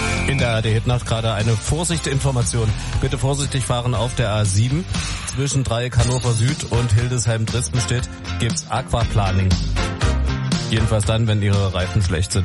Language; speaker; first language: German; native; German